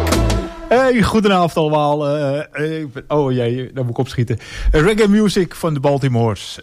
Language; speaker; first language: Dutch; native; Dutch